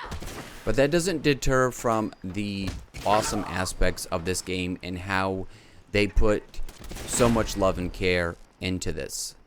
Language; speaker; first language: English; native; English